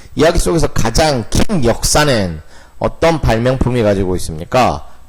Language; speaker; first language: Korean; native; Korean